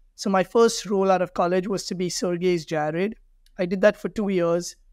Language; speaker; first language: English; non-native, local second language; Hindi